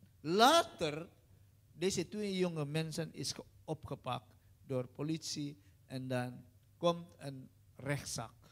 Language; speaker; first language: Dutch; non-native, learner; Indonesian